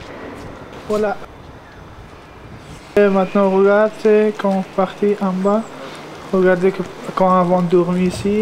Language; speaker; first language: French; non-native, learner; Persian